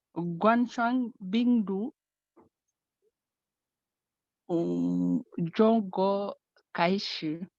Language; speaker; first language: Chinese; non-native, learner; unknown